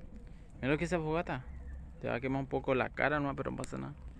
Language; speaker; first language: Spanish; native; Spanish